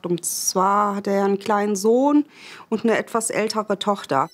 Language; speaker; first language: German; native; German